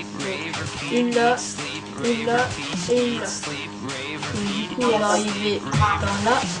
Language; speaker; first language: French; native; French